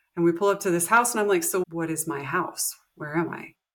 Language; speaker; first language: English; native; English